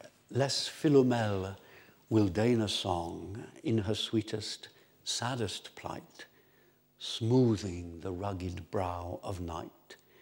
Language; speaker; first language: English; native; English